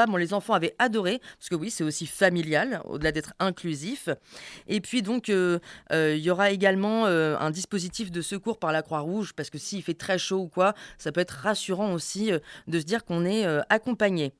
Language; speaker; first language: French; native; French